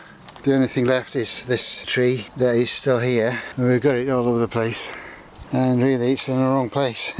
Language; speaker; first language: English; native; English